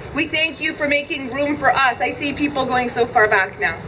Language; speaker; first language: English; native; English